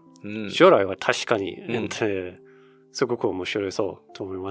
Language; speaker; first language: Japanese; non-native, learner; Danish